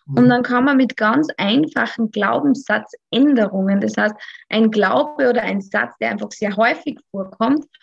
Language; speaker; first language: German; native; German